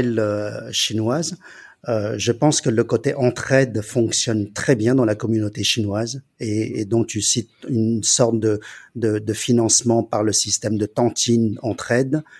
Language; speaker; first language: French; early bilingual, other home language; Chinese